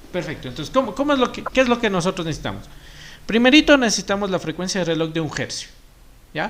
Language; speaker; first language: Spanish; native; Spanish